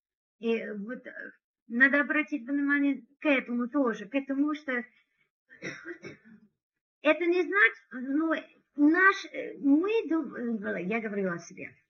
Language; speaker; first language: Russian; non-native, learner; English